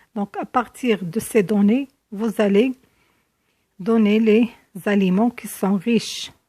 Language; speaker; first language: French; non-native, local second language; Arabic